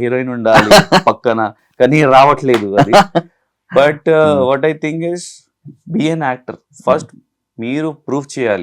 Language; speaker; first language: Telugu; non-native, learner; Hindi